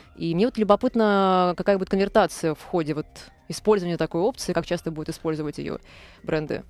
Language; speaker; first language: Russian; native; Russian